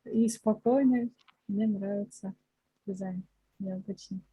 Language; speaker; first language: Russian; non-native, local second language; Kyrgyz